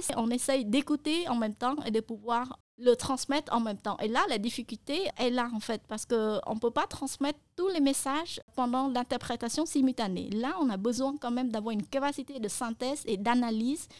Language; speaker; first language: French; non-native, fluent; Khmer